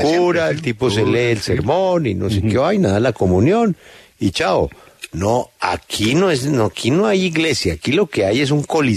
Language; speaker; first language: Spanish; native; Spanish